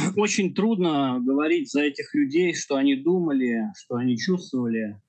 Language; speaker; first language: Russian; native; Russian